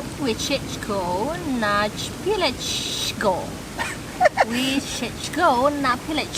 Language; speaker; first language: Polish; non-native, learner; Balinese